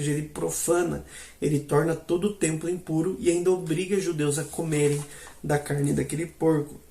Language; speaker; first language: Portuguese; native; Portuguese